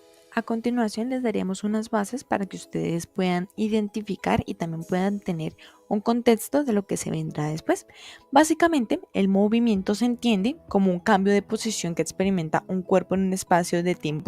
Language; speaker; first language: Spanish; native; Spanish